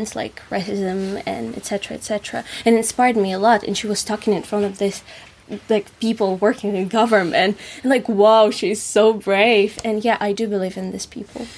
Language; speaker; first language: English; non-native, fluent; Russian